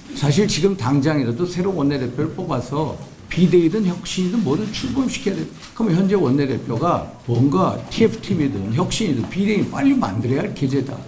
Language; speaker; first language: Korean; native; Korean